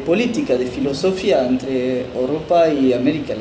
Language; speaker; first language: Spanish; non-native, fluent; French